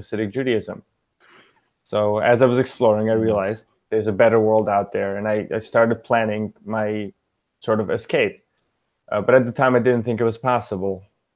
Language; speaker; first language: English; early bilingual, other home language; Yiddish